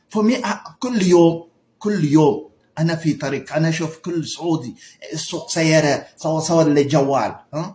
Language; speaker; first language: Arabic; non-native, learner; Ganda